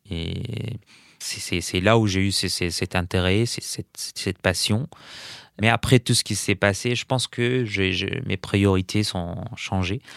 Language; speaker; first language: French; non-native, fluent; Arabic